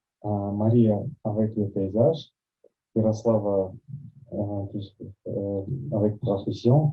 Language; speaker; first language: French; non-native, learner; Russian